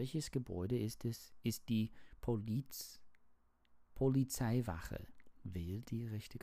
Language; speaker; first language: German; non-native, learner; English